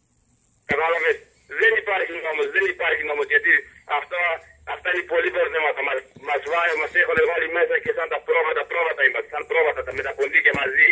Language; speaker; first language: Greek; non-native, learner; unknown